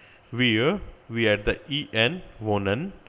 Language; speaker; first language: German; non-native, learner; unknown